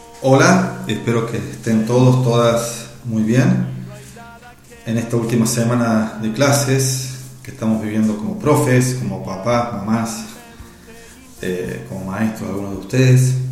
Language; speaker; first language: Spanish; native; Spanish